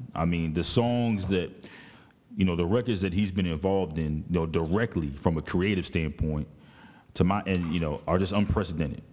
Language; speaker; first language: English; native; English